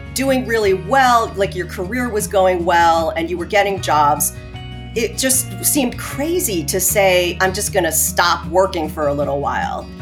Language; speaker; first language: English; early bilingual, other home language; Chinese